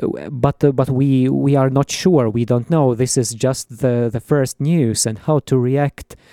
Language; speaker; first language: English; non-native, fluent; Latvian